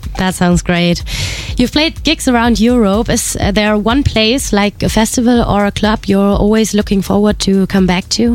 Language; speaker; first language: English; non-native, fluent; German